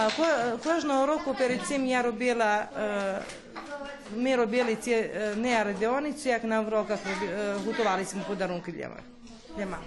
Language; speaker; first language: Ukrainian; early bilingual, heritage; Ukrainian